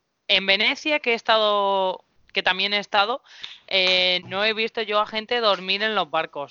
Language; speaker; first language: Spanish; native; Spanish